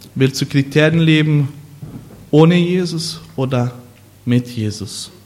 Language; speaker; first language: German; non-native, fluent; Portuguese